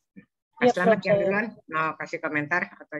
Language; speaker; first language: Indonesian; native; Indonesian